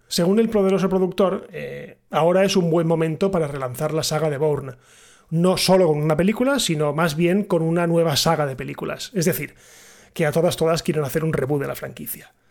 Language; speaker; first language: Spanish; native; Spanish